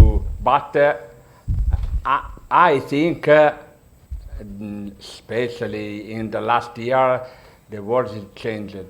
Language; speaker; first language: English; non-native, learner; Italian